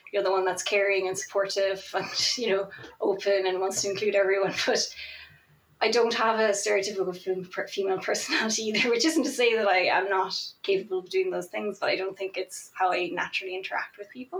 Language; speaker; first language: English; native; English